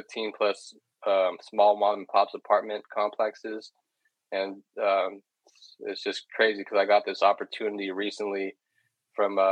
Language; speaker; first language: English; native; English